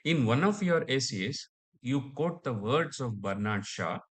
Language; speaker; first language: English; non-native, local second language; Kannada